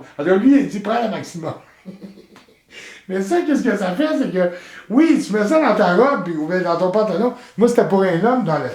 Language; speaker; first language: French; native; French